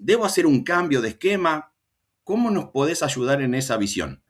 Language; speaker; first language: Spanish; native; Spanish